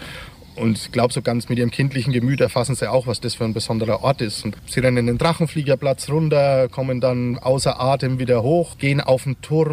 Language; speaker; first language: German; native; German